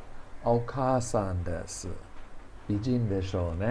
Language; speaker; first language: Japanese; non-native, fluent; English